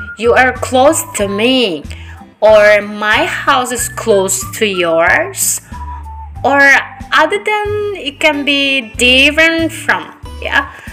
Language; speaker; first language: English; non-native, fluent; Indonesian